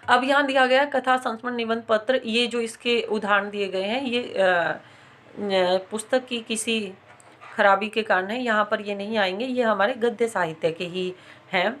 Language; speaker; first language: Hindi; native; Hindi